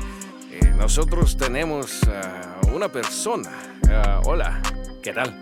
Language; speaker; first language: Spanish; non-native, learner; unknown